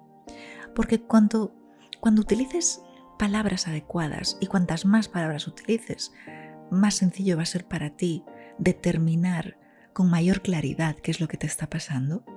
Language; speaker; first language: Spanish; native; Spanish